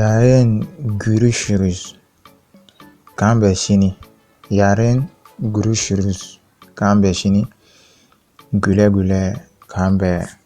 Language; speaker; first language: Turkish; non-native, fluent; Bambara